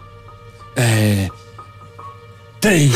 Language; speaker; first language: Portuguese; native; Portuguese